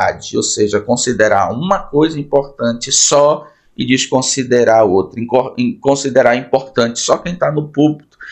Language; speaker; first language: Portuguese; native; Portuguese